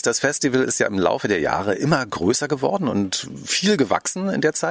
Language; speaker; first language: German; native; German